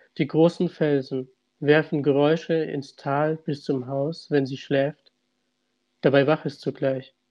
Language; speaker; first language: German; early bilingual, other home language; Russian